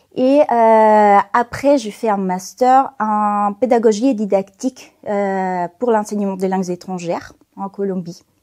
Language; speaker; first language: French; non-native, fluent; Spanish